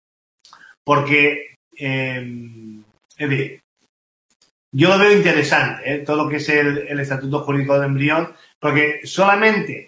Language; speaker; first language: Spanish; native; Spanish